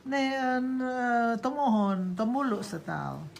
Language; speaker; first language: Dutch; non-native, learner; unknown